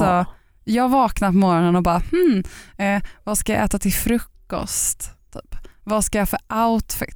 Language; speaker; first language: Swedish; native; Swedish